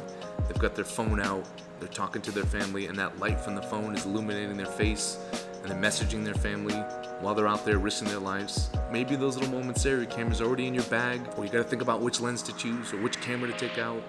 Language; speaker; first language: English; native; English